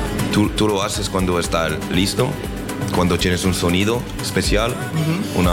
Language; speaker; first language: Spanish; non-native, learner; French